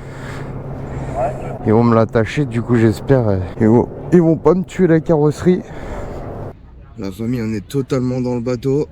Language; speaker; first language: French; native; French